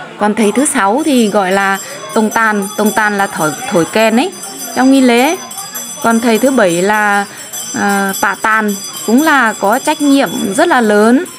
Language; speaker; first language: Vietnamese; non-native, local second language; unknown